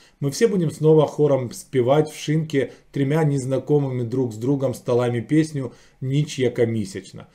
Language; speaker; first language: Russian; native; Russian